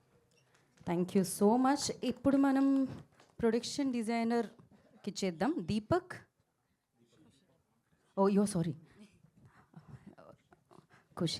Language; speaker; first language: Telugu; native; Telugu